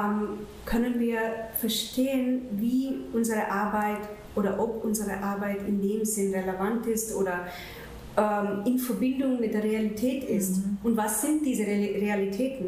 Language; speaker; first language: German; non-native, fluent; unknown